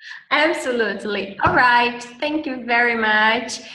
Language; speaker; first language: English; non-native, fluent; Portuguese